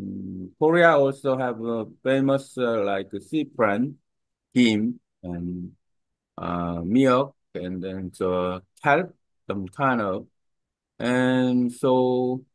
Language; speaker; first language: English; non-native, learner; Korean